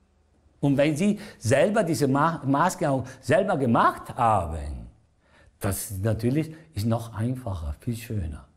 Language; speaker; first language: German; non-native, learner; Italian